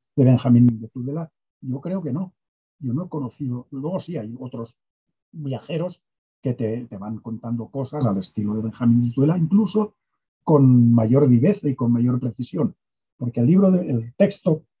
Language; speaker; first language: Spanish; native; Spanish